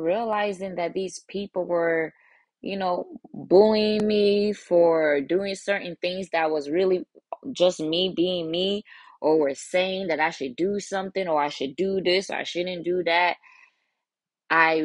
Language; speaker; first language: English; early bilingual, other home language; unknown